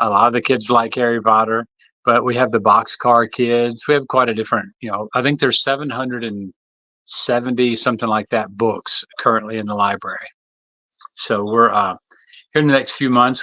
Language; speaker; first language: English; native; English